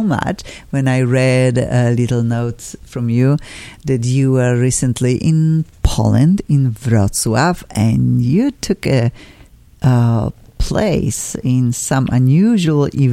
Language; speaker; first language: English; non-native, fluent; Polish